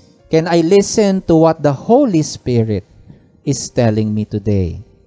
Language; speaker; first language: English; non-native, local second language; Filipino